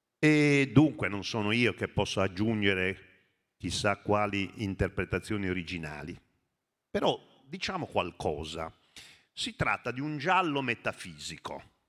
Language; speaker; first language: Italian; native; Italian